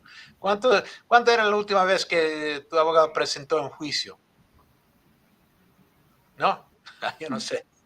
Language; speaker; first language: Spanish; non-native, fluent; Italian